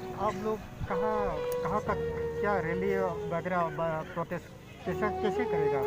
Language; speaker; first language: Hindi; non-native, local second language; Kok Borok